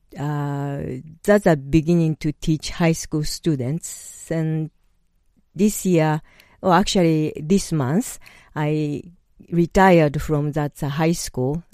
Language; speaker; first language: English; non-native, learner; Japanese